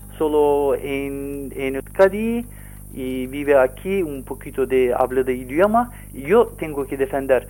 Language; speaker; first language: Spanish; non-native, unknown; Kurdish